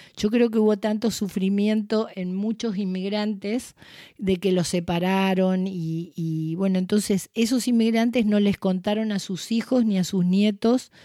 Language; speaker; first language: Spanish; native; Spanish